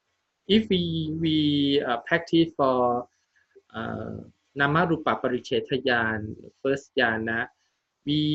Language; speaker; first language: English; non-native, learner; Thai